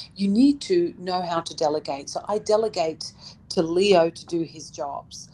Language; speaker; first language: English; early bilingual, other home language; Arabic